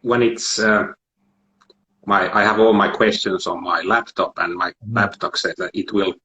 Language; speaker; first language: English; non-native, fluent; Finnish